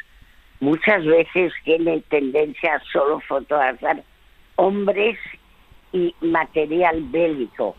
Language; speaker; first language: Spanish; early bilingual, other home language; French